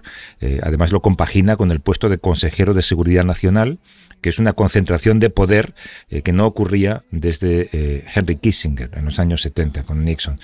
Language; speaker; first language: Spanish; native; Spanish